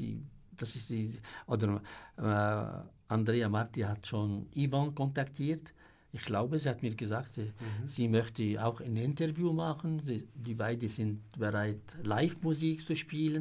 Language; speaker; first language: German; non-native, fluent; Arabic